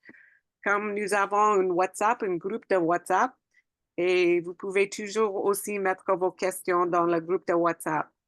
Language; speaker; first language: French; non-native, fluent; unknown